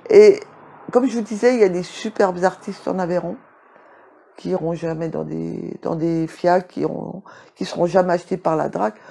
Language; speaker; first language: French; native; French